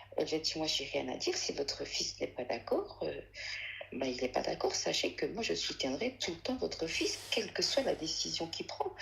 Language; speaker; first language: French; early bilingual, other home language; Arabic